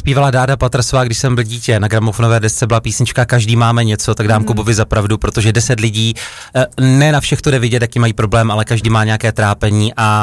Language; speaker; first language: Czech; native; Czech